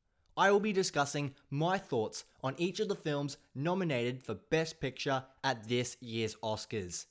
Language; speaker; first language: English; native; English